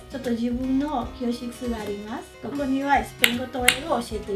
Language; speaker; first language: Japanese; non-native, learner; Spanish